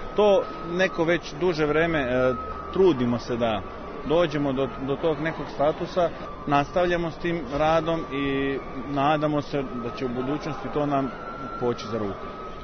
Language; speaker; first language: Serbian; early bilingual, heritage; Serbian